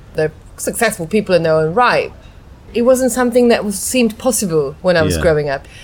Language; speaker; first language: English; non-native, fluent; Slovak